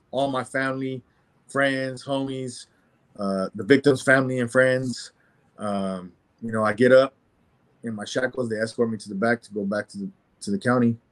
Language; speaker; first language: English; native; English